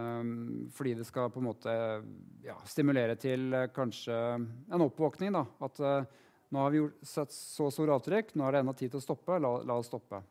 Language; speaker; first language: Norwegian; native; Norwegian